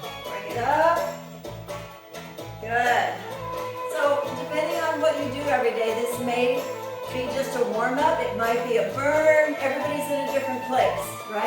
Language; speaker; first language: English; native; English